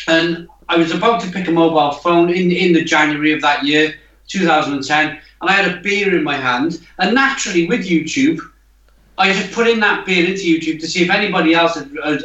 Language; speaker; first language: English; native; English